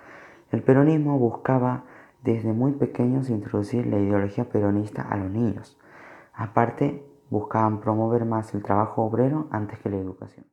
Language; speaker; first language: Spanish; native; Spanish